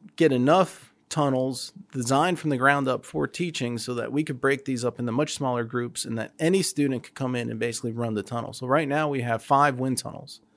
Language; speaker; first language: English; native; English